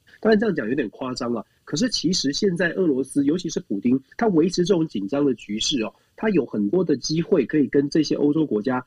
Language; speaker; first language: Chinese; native; Chinese